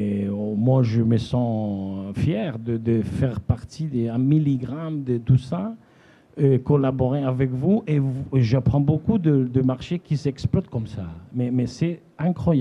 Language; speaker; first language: French; non-native, fluent; Spanish